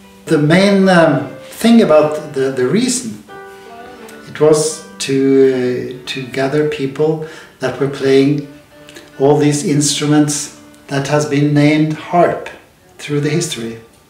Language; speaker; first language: English; non-native, fluent; Norwegian